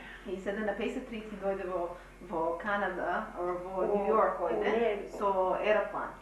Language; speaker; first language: Macedonian; early bilingual, heritage; Macedonian